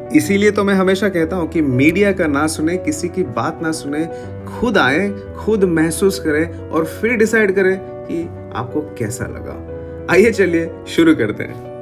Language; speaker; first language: Hindi; native; Hindi